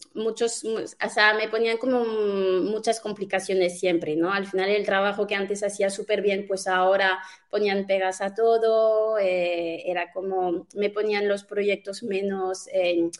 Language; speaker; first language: Spanish; non-native, fluent; French